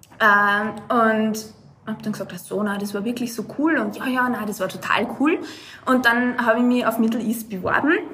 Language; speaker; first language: German; native; German